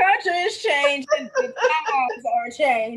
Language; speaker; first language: English; native; English